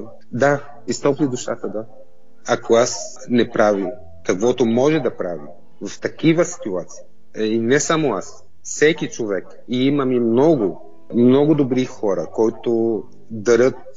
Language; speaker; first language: Bulgarian; non-native, fluent; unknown